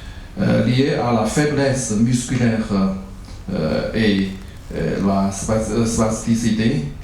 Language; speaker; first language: French; non-native, learner; Chinese